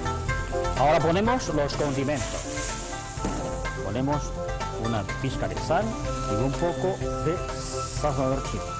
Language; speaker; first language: Spanish; non-native, fluent; Chinese